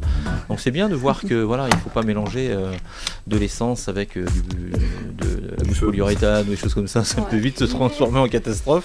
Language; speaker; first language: French; native; French